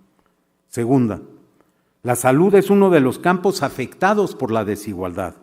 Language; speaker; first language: Spanish; native; Spanish